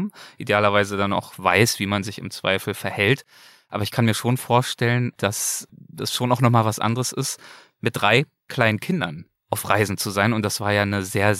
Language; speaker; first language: German; native; German